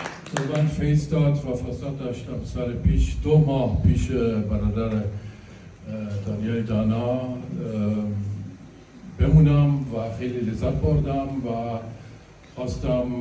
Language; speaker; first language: Persian; non-native, fluent; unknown